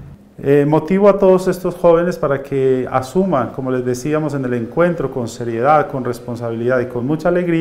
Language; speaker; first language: Spanish; native; Spanish